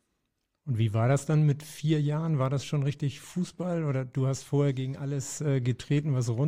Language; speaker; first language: German; native; German